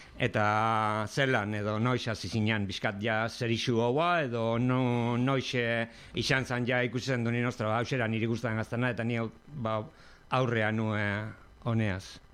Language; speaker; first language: Basque; native; Basque